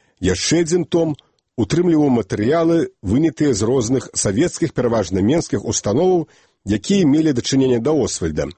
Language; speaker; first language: Belarusian; native; Belarusian